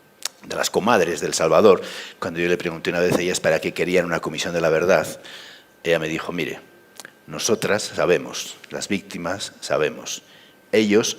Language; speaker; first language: Spanish; native; Spanish